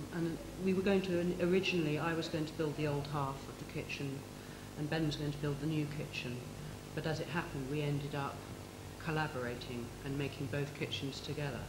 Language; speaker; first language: English; native; English